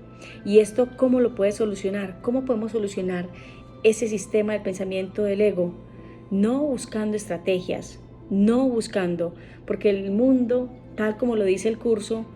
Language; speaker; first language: Spanish; native; Spanish